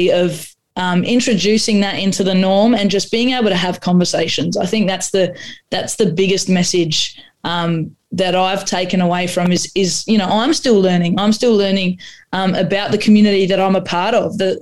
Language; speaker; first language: English; non-native, local second language; Croatian